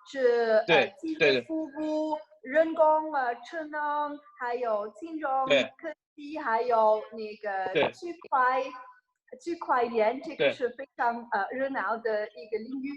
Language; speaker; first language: Chinese; non-native, fluent; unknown